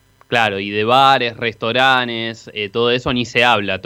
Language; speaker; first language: Spanish; native; Spanish